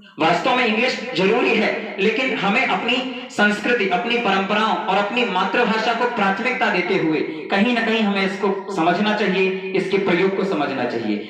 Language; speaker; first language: Hindi; native; Hindi